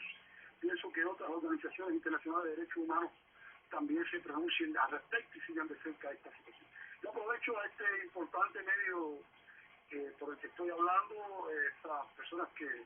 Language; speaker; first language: Spanish; native; Spanish